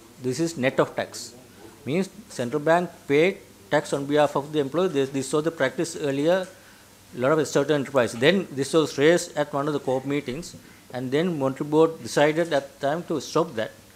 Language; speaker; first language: English; non-native, local second language; Sinhala